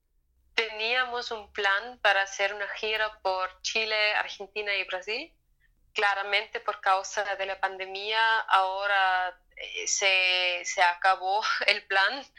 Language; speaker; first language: Spanish; non-native, fluent; German